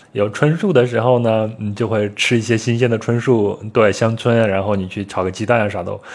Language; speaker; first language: Chinese; native; Chinese